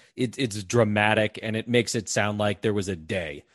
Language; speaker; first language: English; native; English